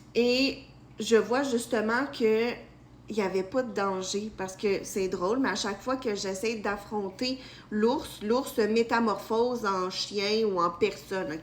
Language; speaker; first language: French; native; French